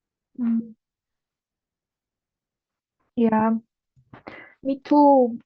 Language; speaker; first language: English; non-native, learner; Spanish